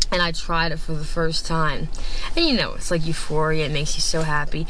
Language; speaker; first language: English; native; English